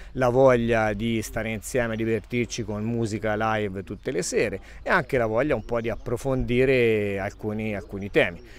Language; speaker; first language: Italian; native; Italian